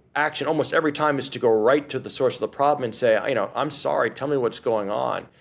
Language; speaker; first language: English; native; English